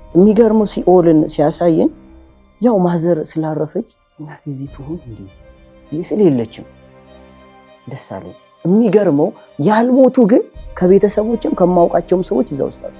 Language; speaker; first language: Amharic; native; Amharic